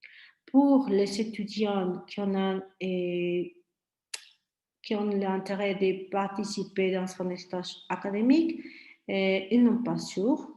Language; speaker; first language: French; non-native, fluent; Spanish